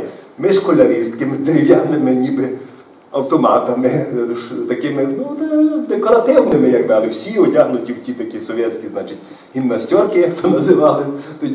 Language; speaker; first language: Ukrainian; native; Ukrainian